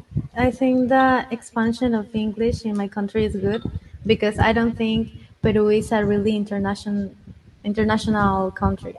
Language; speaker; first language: English; non-native, fluent; Spanish